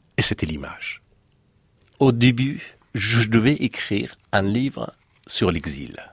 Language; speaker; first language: French; non-native, fluent; Persian